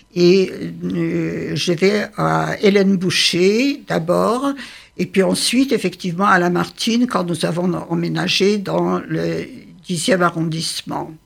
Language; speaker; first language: French; early bilingual, other home language; Yiddish